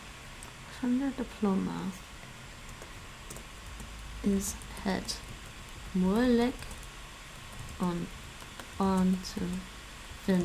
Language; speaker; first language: Dutch; non-native, learner; English